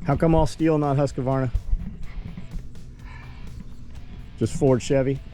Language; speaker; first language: English; native; English